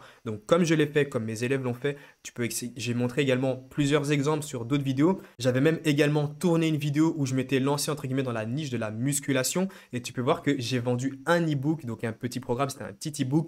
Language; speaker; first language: French; native; French